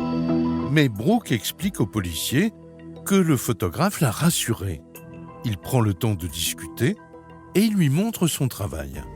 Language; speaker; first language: French; native; French